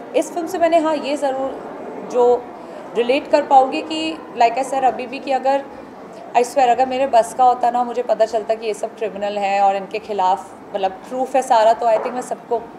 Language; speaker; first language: Hindi; native; Hindi